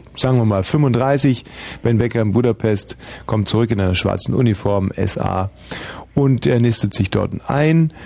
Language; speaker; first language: German; native; German